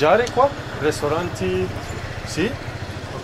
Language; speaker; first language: Italian; non-native, learner; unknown